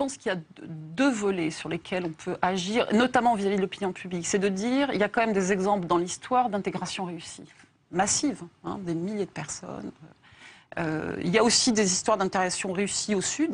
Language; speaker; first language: French; native; French